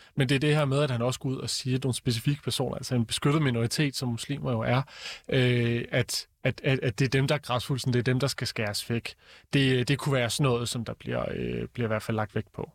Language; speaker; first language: Danish; native; Danish